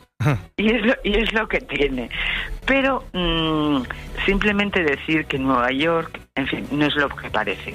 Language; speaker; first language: Spanish; native; Spanish